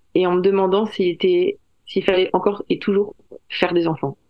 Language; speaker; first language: French; native; French